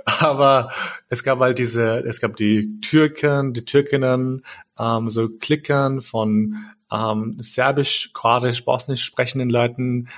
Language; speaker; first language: German; early bilingual, other home language; Albanian